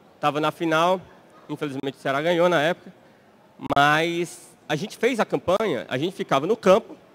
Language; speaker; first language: Portuguese; native; Portuguese